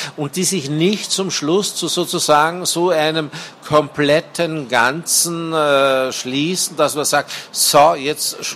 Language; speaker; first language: German; native; German